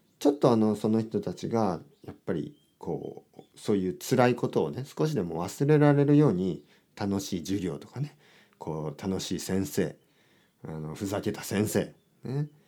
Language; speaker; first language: Japanese; native; Japanese